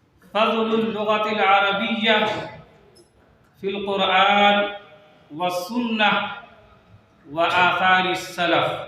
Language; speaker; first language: Arabic; non-native, fluent; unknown